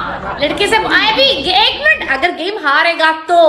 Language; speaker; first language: Hindi; non-native, learner; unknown